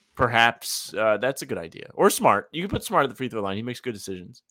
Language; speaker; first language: English; native; English